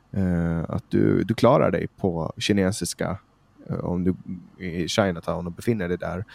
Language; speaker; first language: Swedish; native; Swedish